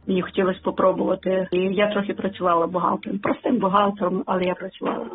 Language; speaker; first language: Ukrainian; non-native, local second language; Russian